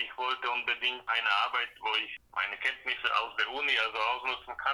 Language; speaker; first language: German; non-native, fluent; Slovak